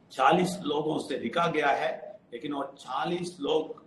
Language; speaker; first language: Hindi; non-native, local second language; Telugu